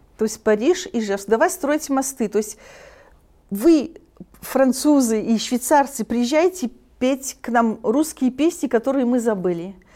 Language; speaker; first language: Russian; early bilingual, heritage; Russian